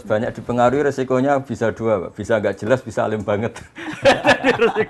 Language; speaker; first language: Indonesian; native; Indonesian